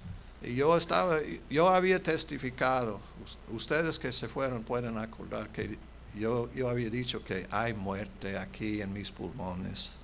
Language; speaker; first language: Spanish; non-native, fluent; English